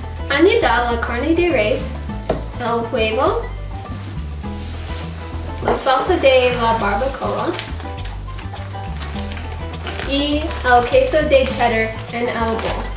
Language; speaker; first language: Spanish; non-native, learner; English